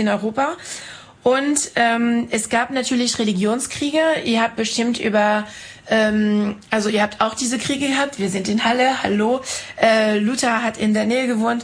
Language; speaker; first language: German; non-native, fluent; French